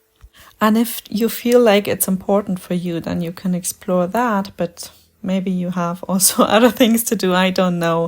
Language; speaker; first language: English; non-native, fluent; German